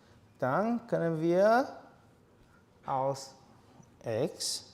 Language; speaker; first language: German; non-native, learner; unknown